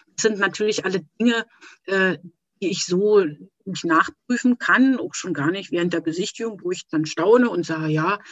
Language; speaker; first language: German; native; German